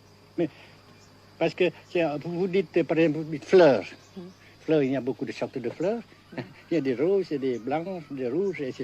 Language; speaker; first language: French; non-native, local second language; Vietnamese